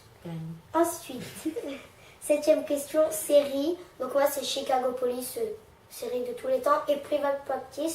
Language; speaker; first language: French; native; French